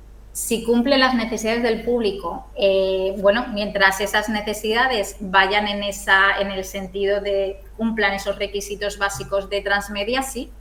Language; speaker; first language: Spanish; native; Spanish